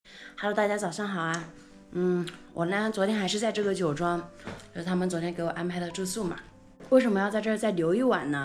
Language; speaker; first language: Chinese; native; Chinese